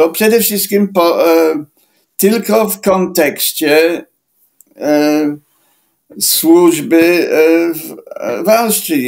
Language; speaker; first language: Polish; non-native, fluent; English